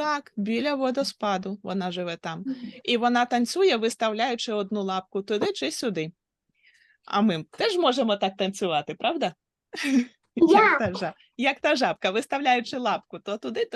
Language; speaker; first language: Ukrainian; native; Ukrainian